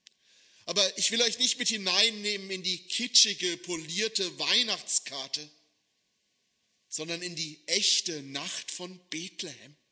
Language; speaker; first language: German; native; German